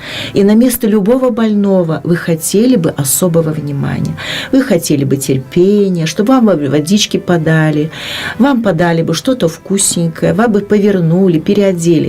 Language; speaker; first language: Russian; native; Russian